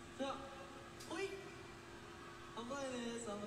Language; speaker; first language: Japanese; non-native, learner; Korean